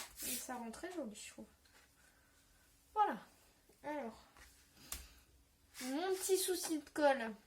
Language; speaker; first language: French; native; French